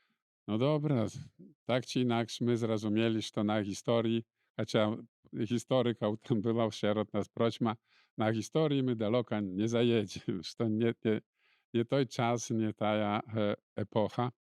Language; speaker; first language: Polish; non-native, local second language; Belarusian